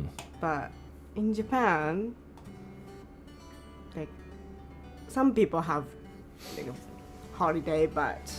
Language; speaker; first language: English; non-native, learner; Japanese